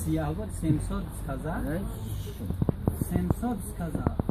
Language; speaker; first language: Russian; non-native, learner; Tajik